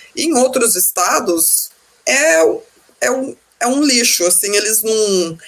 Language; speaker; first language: Portuguese; early bilingual, heritage; Portuguese